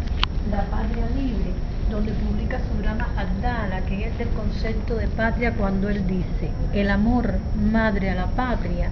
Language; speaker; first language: Spanish; native; Spanish